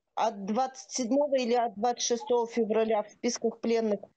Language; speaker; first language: Russian; native; Russian